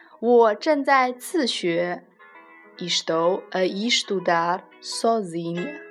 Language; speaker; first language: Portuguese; non-native, fluent; Chinese